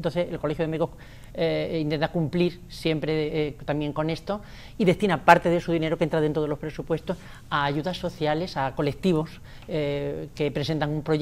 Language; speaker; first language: Spanish; native; Spanish